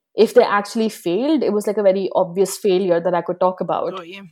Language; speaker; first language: English; non-native, local second language; Hindi